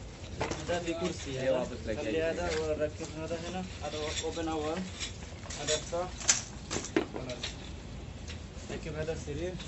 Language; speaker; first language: Arabic; non-native, learner; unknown